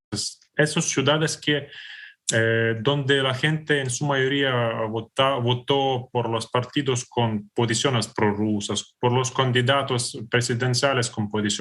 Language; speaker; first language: Spanish; non-native, fluent; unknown